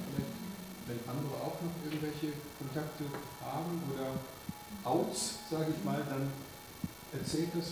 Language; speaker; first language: German; native; German